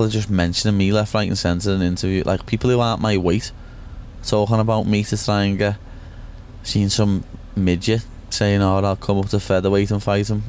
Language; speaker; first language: English; native; English